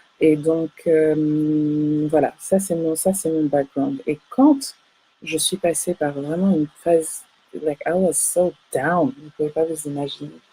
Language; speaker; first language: French; native; French